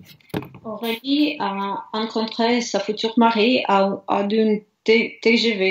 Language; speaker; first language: French; non-native, learner; Russian